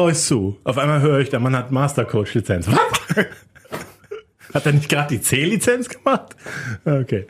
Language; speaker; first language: German; native; German